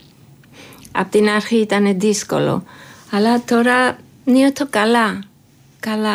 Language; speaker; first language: Greek; non-native, learner; Georgian